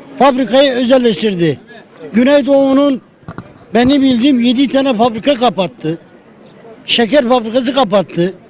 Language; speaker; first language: Turkish; non-native, local second language; Kurdish